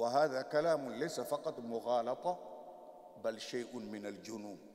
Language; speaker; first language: Arabic; non-native, fluent; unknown